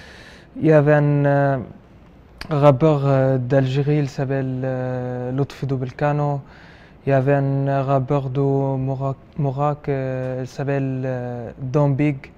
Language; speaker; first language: French; non-native, learner; Arabic